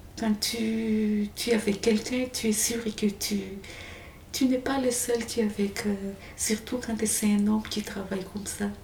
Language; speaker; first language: French; non-native, local second language; Malagasy